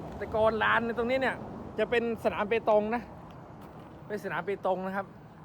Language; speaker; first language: Thai; non-native, local second language; Khmer